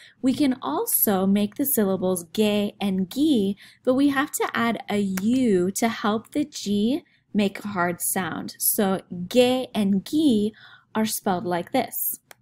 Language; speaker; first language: English; native; English